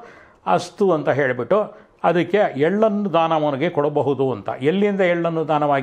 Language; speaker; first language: Kannada; native; Kannada